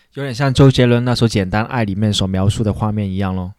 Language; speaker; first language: Chinese; non-native, local second language; Cantonese